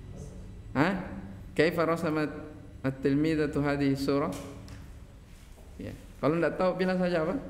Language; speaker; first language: Arabic; non-native, fluent; Indonesian